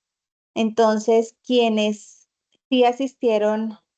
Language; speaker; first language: Spanish; native; Spanish